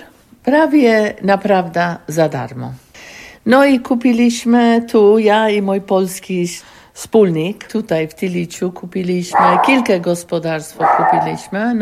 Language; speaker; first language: Polish; non-native, learner; English